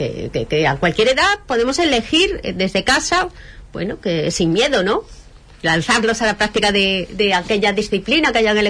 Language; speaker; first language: Spanish; native; Spanish